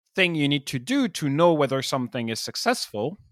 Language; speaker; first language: English; non-native, fluent; French